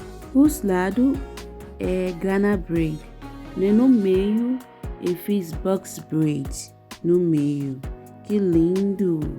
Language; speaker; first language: Portuguese; non-native, learner; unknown